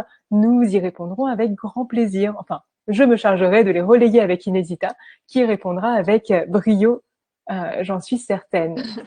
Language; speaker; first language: French; native; French